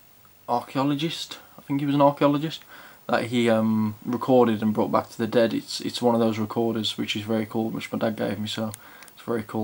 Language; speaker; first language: English; native; English